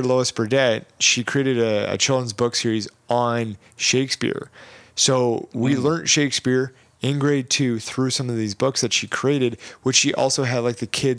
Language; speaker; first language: English; native; English